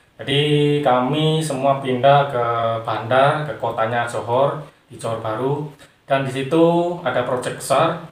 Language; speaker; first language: Indonesian; non-native, local second language; Javanese